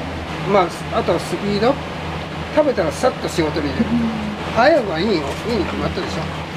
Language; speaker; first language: Japanese; native; Japanese